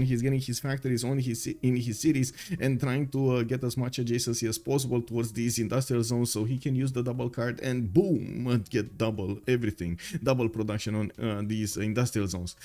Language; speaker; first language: English; non-native, fluent; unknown